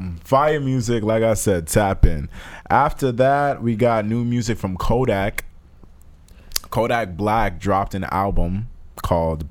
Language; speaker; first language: English; native; English